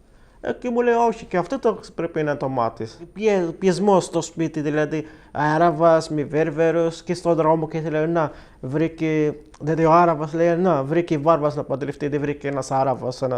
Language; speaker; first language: Greek; non-native, learner; Arabic